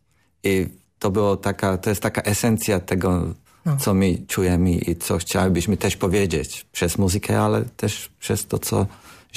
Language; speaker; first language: Polish; non-native, learner; Slovak